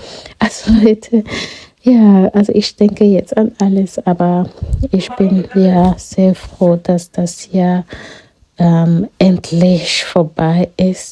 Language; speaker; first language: German; non-native, fluent; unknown